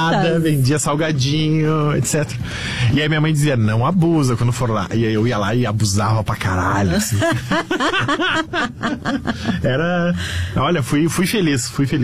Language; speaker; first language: Portuguese; native; Portuguese